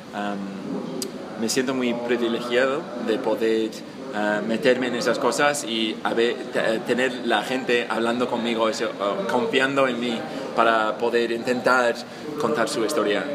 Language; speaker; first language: Spanish; non-native, fluent; English